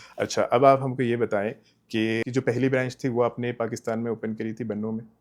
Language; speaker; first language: Urdu; native; Urdu